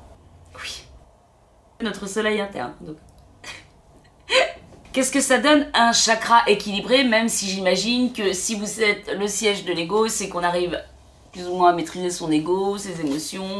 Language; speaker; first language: French; native; French